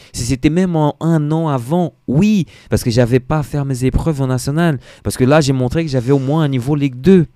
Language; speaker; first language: French; non-native, fluent; Portuguese